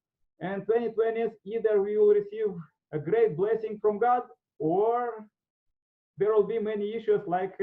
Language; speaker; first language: English; non-native, learner; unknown